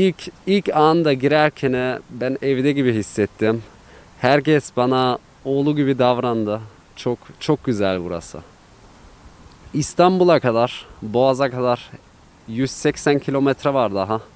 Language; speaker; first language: Turkish; early bilingual, heritage; Turkish